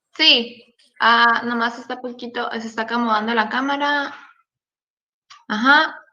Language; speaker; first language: Spanish; native; Spanish